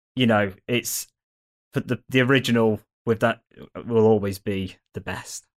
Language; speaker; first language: English; native; English